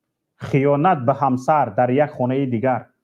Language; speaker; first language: Persian; native; Persian